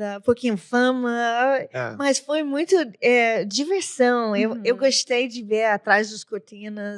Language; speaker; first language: Portuguese; non-native, learner; English